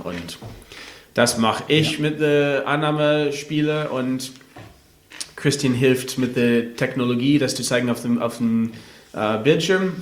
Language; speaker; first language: German; non-native, fluent; English